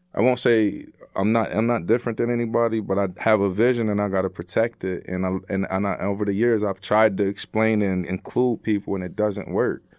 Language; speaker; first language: English; native; English